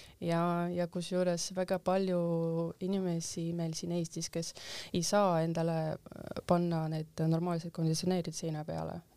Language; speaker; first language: Estonian; non-native, local second language; Russian